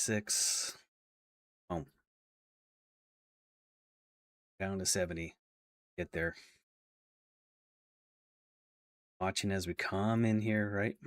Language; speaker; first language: English; native; English